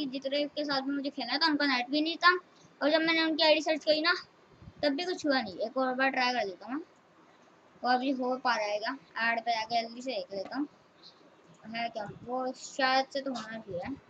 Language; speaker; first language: Hindi; native; Hindi